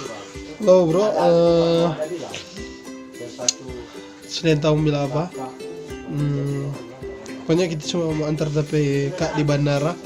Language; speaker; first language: Indonesian; non-native, local second language; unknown